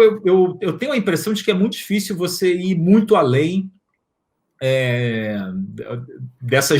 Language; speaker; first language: Portuguese; native; Portuguese